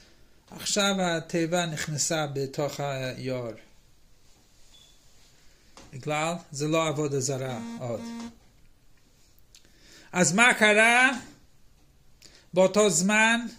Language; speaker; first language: Hebrew; non-native, fluent; English